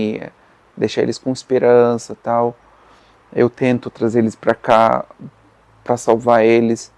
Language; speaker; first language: Portuguese; non-native, fluent; Arabic